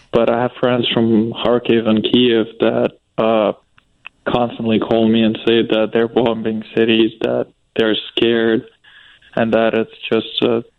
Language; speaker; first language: English; non-native, fluent; Ukrainian